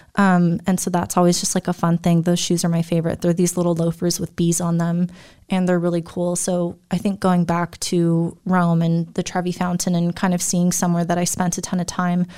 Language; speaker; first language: English; early bilingual, other home language; German